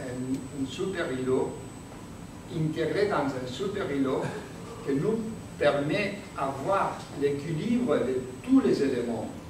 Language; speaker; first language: French; non-native, learner; Spanish